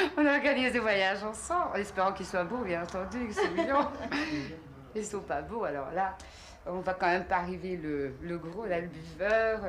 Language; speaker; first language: French; native; French